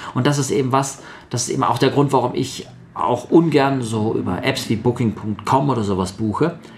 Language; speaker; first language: German; early bilingual, other home language; Russian